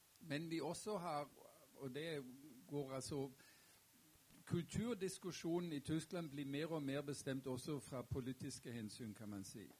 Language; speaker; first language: Norwegian; non-native, fluent; German